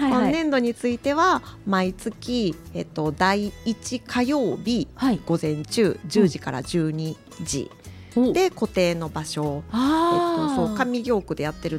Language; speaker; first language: Japanese; native; Japanese